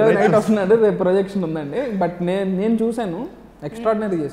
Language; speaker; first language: Telugu; native; Telugu